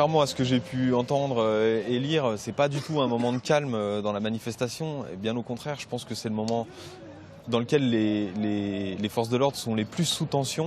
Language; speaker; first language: French; native; French